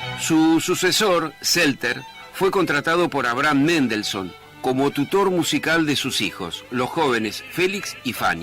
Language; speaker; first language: Spanish; native; Spanish